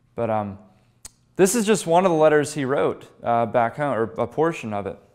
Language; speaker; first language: English; native; English